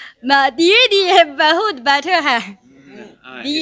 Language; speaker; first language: Hindi; non-native, learner; Chinese